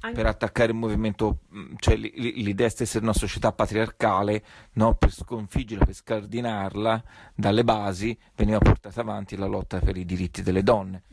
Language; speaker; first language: Italian; native; Italian